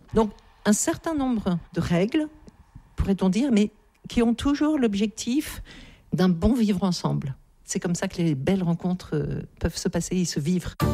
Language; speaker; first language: French; native; French